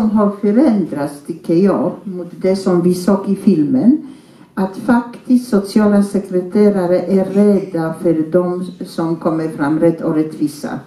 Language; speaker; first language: Swedish; non-native, fluent; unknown